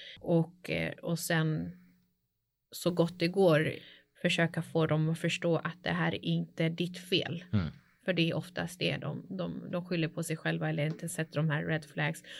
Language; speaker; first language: Swedish; early bilingual, other home language; Spanish